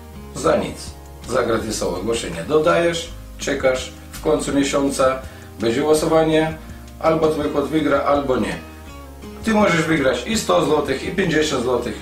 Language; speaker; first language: Polish; non-native, fluent; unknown